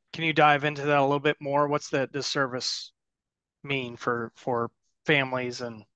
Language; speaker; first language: English; native; English